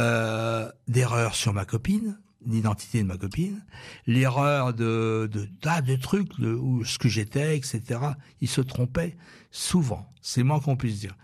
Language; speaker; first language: French; native; French